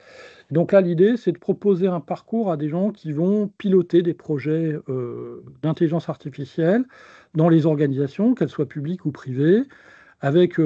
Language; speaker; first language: French; native; French